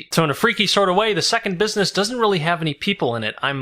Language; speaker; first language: English; native; English